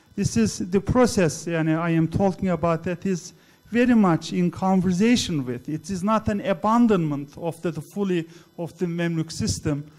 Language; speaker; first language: English; non-native, fluent; Turkish